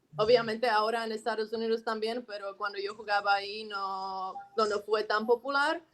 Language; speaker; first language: Spanish; non-native, fluent; Czech